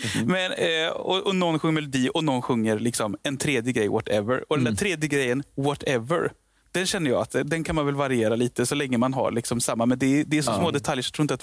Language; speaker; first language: Swedish; native; Swedish